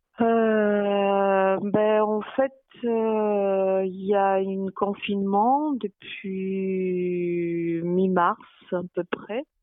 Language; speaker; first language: French; non-native, fluent; Polish